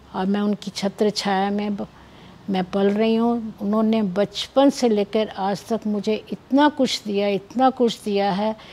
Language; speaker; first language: Hindi; native; Hindi